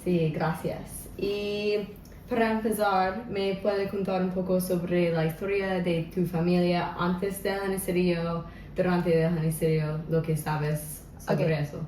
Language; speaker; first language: Spanish; non-native, local second language; English